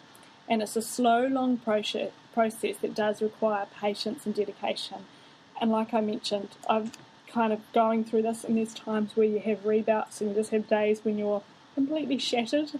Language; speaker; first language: English; native; English